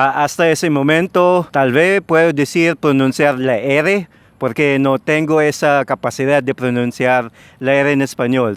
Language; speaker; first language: Spanish; non-native, fluent; Filipino